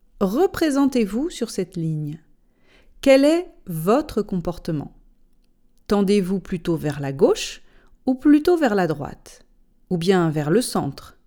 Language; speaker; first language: French; native; French